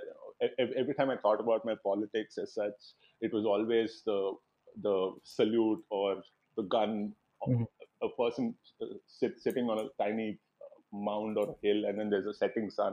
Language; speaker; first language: English; non-native, local second language; Telugu